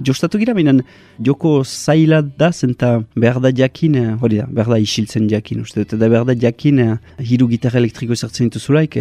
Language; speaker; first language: Basque; native; Basque